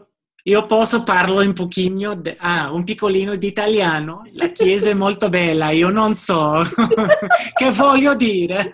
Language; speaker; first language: Italian; non-native, learner; English